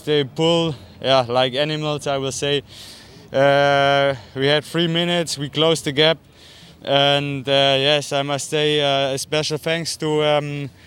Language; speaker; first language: English; non-native, fluent; German